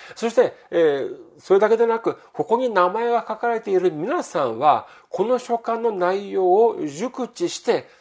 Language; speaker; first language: Japanese; non-native, fluent; Korean